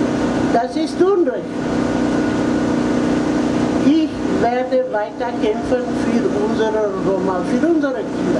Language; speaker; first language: German; non-native, learner; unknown